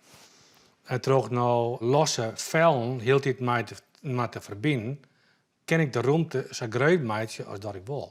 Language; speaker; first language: Dutch; non-native, local second language; Western Frisian